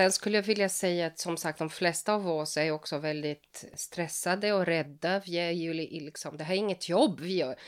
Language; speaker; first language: Swedish; non-native, fluent; Portuguese